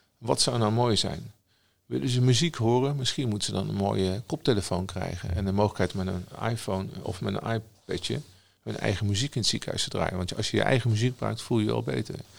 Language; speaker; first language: Dutch; native; Dutch